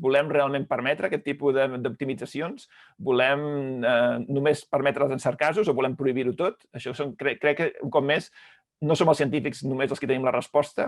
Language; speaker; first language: Catalan; native; Catalan